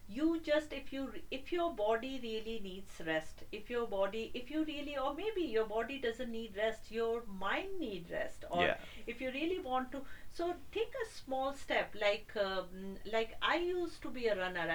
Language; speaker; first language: English; non-native, local second language; Hindi